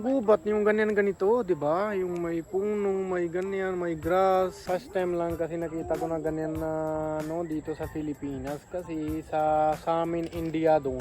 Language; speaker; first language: Filipino; non-native, learner; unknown